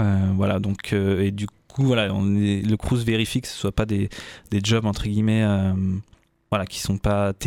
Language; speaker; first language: French; native; French